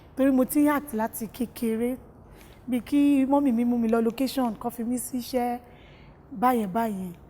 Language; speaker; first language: Yoruba; native; Yoruba